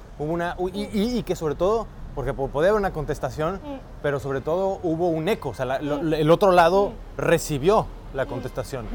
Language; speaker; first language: Spanish; native; Spanish